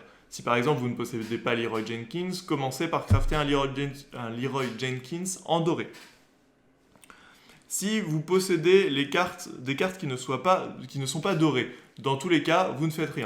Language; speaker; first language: French; native; French